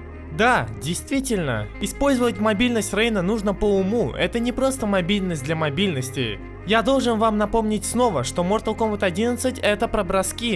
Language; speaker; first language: Russian; native; Russian